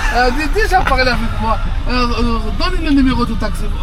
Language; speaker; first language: French; non-native, learner; Arabic